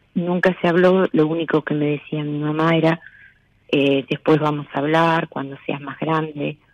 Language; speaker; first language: Spanish; native; Spanish